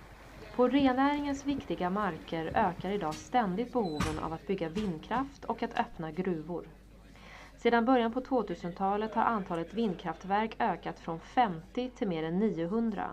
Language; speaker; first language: Swedish; native; Swedish